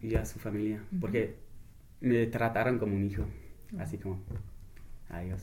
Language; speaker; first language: Spanish; non-native, fluent; English